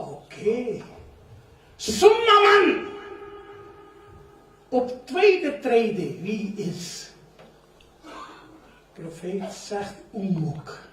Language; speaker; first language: Dutch; non-native, learner; Urdu